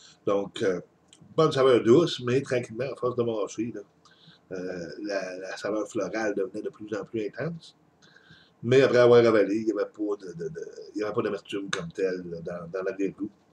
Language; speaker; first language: French; native; French